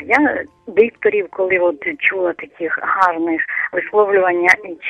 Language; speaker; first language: Ukrainian; non-native, local second language; Russian